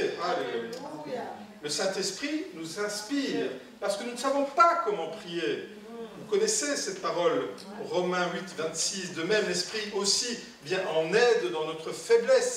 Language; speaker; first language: French; native; French